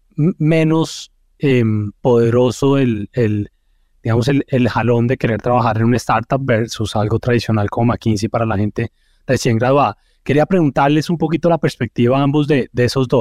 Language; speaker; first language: Spanish; native; Spanish